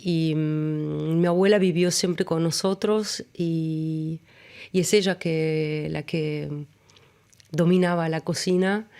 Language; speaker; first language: Spanish; early bilingual, other home language; German